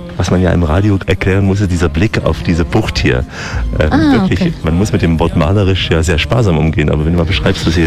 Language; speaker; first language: German; native; German